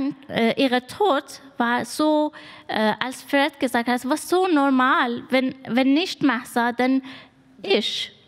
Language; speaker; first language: German; non-native, learner; Persian